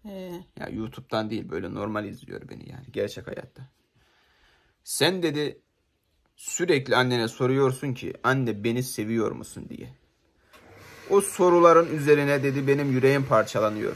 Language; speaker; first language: Turkish; native; Turkish